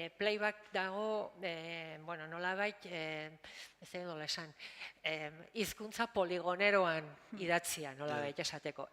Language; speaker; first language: Basque; native; Basque